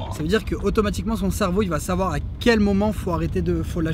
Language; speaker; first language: French; native; French